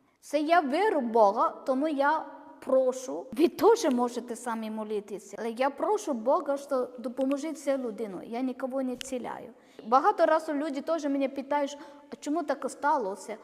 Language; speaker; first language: Ukrainian; non-native, learner; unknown